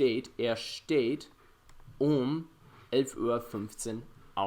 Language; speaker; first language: German; non-native, fluent; English